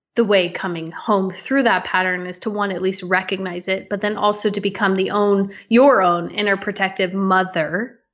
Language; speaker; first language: English; native; English